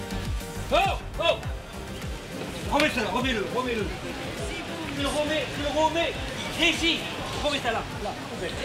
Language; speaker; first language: French; native; French